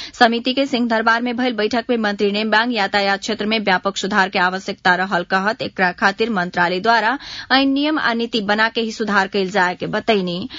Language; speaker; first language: Bhojpuri; native; Bhojpuri